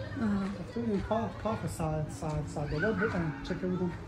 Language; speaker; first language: Swedish; early bilingual, other home language; Persian